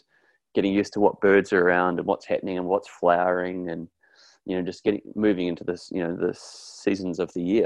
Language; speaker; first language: English; native; English